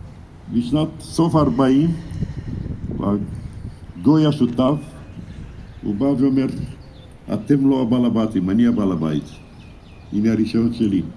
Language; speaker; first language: Hebrew; non-native, fluent; Romanian